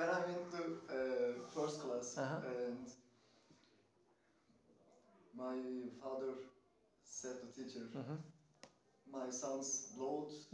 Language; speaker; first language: English; non-native, learner; Turkish